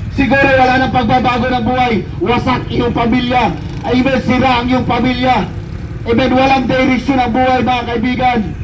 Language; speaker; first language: Filipino; non-native, local second language; Cebuano